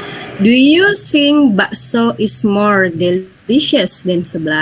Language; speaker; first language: English; non-native, fluent; Indonesian